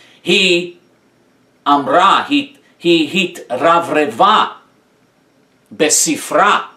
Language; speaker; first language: Hebrew; non-native, fluent; English